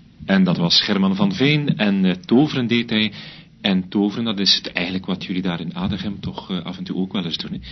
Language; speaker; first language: Dutch; native; Dutch